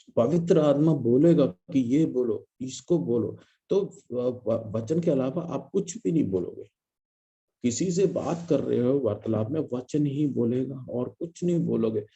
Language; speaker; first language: Hindi; non-native, local second language; Malayalam